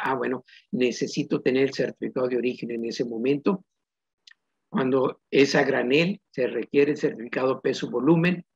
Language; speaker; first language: Spanish; native; Spanish